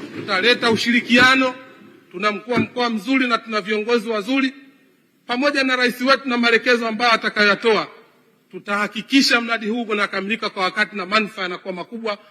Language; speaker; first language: Swahili; native; Swahili